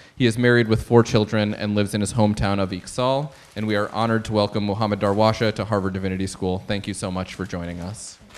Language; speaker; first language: English; native; English